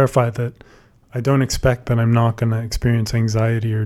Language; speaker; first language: English; native; English